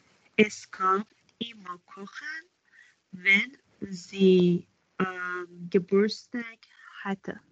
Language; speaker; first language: German; non-native, learner; Persian